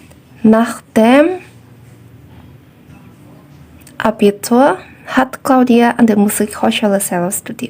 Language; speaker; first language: German; non-native, fluent; Indonesian